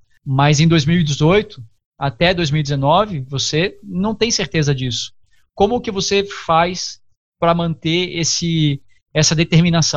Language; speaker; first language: Portuguese; native; Portuguese